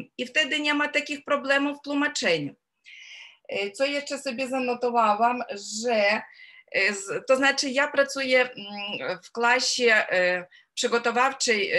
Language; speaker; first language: Polish; non-native, fluent; Ukrainian